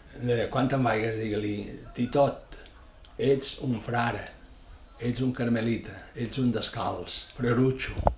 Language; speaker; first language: Catalan; native; Catalan